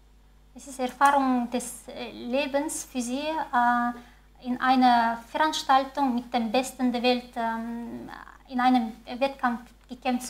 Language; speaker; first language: German; non-native, fluent; Chinese